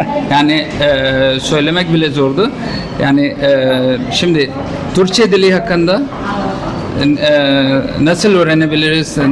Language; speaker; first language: Turkish; non-native, fluent; Urdu